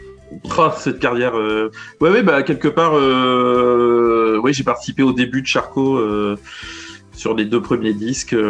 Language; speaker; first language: French; native; French